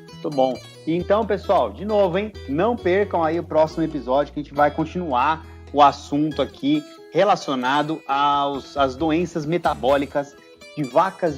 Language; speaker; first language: Portuguese; native; Portuguese